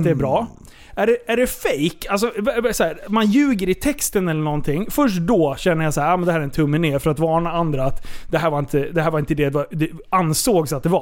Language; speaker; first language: Swedish; native; Swedish